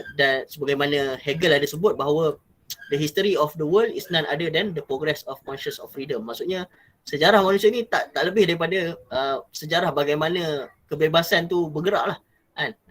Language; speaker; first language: Malay; native; Malay